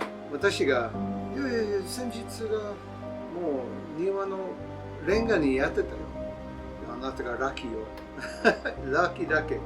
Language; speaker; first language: Japanese; non-native, learner; English